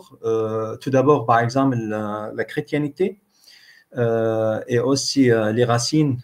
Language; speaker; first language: French; non-native, fluent; Arabic